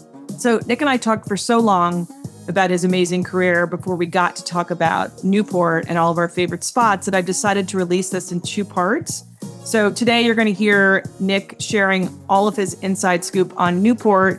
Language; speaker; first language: English; native; English